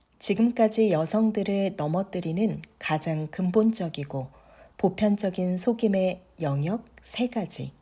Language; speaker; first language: Korean; native; Korean